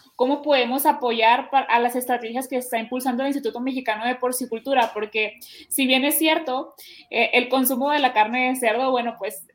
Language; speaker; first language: Spanish; native; Spanish